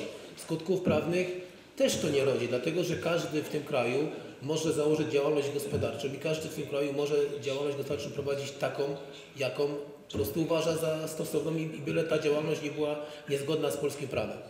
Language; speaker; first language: Polish; native; Polish